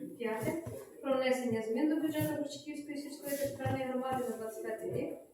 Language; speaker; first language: Ukrainian; native; Ukrainian